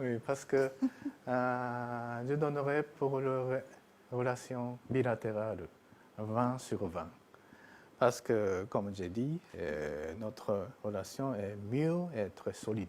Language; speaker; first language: French; non-native, fluent; Japanese